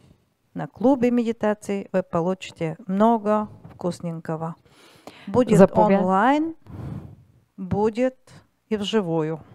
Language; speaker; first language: Russian; non-native, learner; Bulgarian